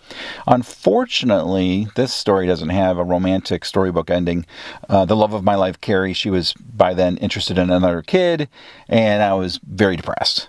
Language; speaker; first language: English; native; English